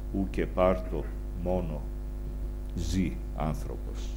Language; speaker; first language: Greek; native; Greek